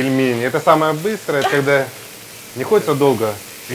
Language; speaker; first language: Russian; native; Russian